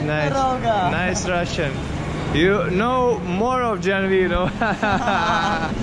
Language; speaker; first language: English; non-native, learner; Russian